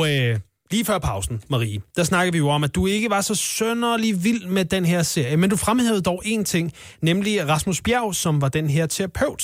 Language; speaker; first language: Danish; native; Danish